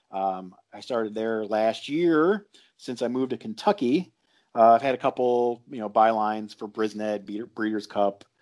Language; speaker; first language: English; native; English